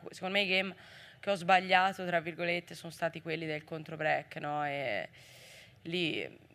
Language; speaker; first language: Italian; native; Italian